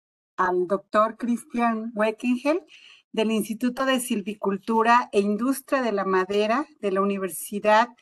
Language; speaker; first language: Spanish; native; Spanish